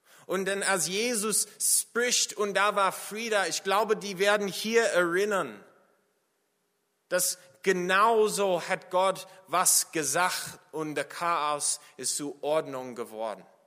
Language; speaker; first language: German; non-native, fluent; English